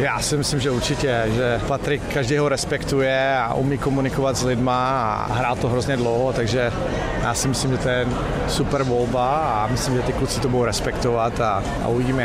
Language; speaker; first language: Czech; native; Czech